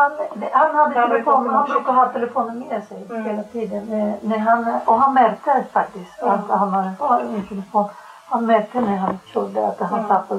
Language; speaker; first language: Swedish; non-native, fluent; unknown